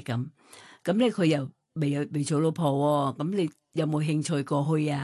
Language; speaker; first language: Cantonese; non-native, fluent; Thai